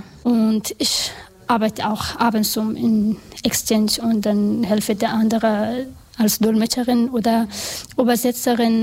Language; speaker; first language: German; non-native, learner; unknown